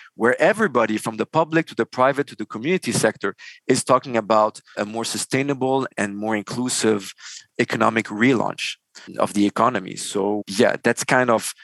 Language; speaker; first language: English; non-native, fluent; Arabic